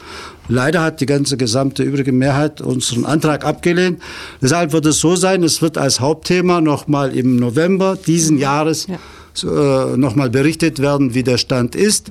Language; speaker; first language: German; native; German